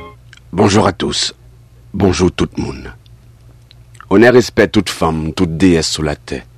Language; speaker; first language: French; non-native, local second language; Haitian Creole